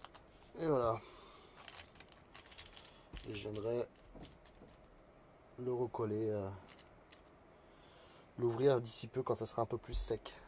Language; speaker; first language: French; native; French